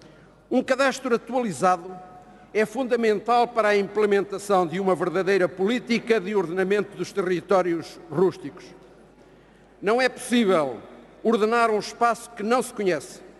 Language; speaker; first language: Portuguese; native; Portuguese